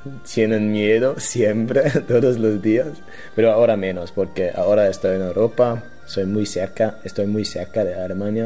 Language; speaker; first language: Spanish; non-native, learner; German